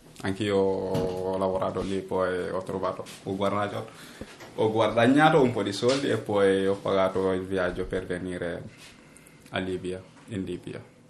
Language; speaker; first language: Italian; non-native, learner; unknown